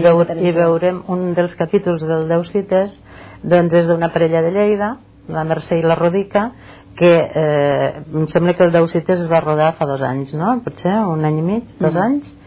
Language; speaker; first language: Catalan; native; Catalan